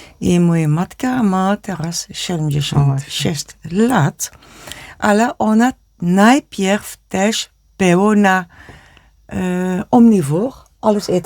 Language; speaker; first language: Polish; non-native, learner; Dutch